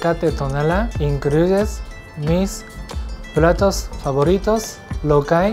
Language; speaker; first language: Spanish; non-native, learner; Japanese